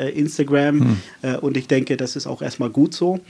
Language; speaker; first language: German; non-native, fluent; Afrikaans